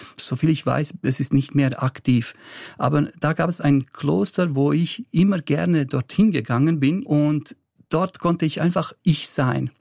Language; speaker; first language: German; early bilingual, other home language; Bosnian